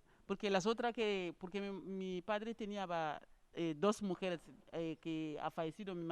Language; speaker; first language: Spanish; non-native, learner; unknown